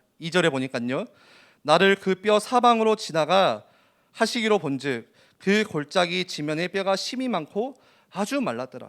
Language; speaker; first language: Korean; native; Korean